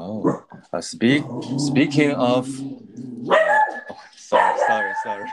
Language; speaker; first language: English; non-native, learner; Chinese